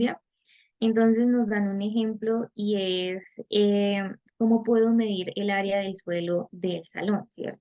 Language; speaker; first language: Spanish; native; Spanish